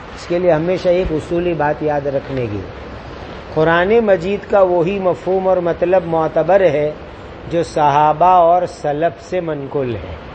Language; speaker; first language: Urdu; non-native, local second language; Gujarati